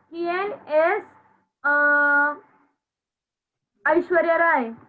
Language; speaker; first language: Spanish; non-native, learner; Hindi